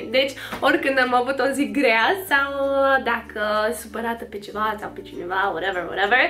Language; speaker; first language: Romanian; early bilingual, other home language; English